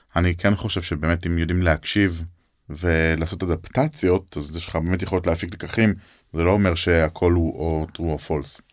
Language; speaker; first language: Hebrew; native; Hebrew